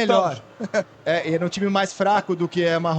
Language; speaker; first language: Portuguese; native; Portuguese